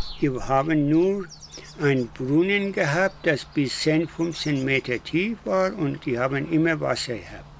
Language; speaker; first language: German; non-native, learner; Persian